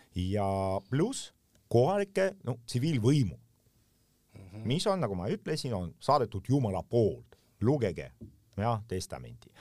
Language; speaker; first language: Estonian; non-native, local second language; Russian